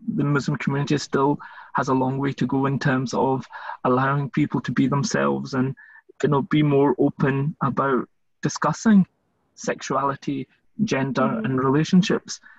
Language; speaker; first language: English; native; English